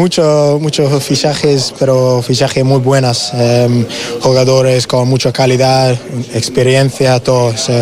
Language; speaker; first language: Spanish; non-native, learner; English